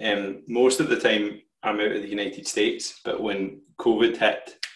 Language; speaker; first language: English; native; English